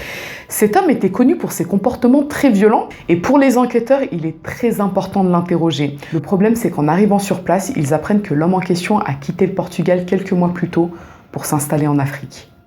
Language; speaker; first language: French; native; French